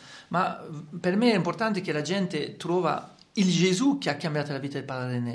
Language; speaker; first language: Italian; non-native, fluent; French